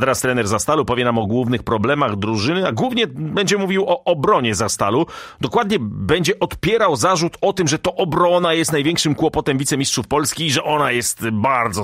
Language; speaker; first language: Polish; native; Polish